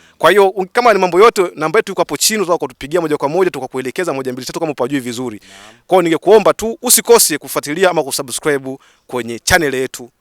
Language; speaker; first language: Swahili; native; Swahili